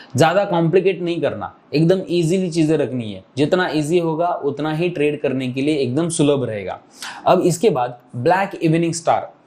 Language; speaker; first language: Hindi; non-native, local second language; Marathi